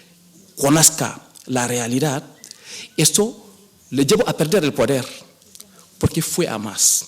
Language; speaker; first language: Spanish; non-native, fluent; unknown